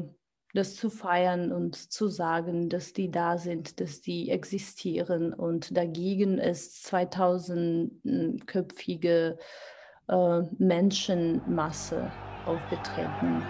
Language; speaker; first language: German; non-native, fluent; Georgian